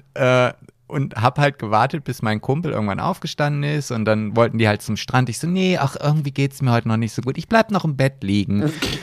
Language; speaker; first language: German; native; German